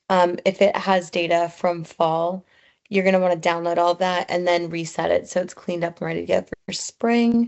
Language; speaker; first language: English; native; English